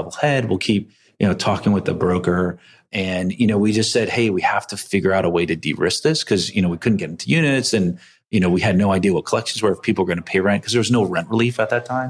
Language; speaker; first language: English; native; English